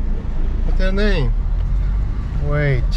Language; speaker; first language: English; non-native, learner; Korean